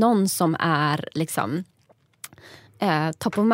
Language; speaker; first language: Swedish; native; Swedish